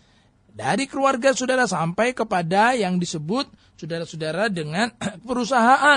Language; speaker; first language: Indonesian; native; Indonesian